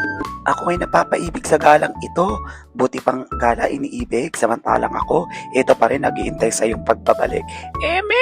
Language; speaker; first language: Filipino; native; Filipino